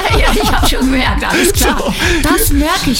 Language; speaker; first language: German; native; German